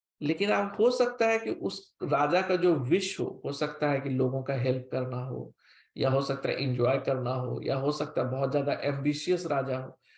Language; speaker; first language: Hindi; native; Hindi